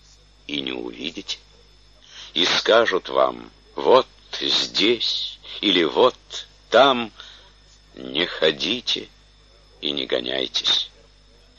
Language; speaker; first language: Russian; native; Russian